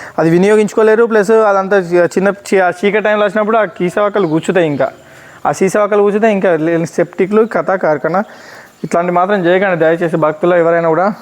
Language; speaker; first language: Telugu; native; Telugu